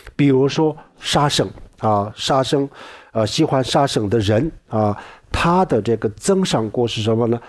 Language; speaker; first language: Chinese; non-native, local second language; Tibetan